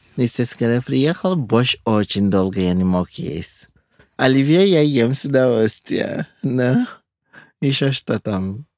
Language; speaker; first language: Russian; non-native, fluent; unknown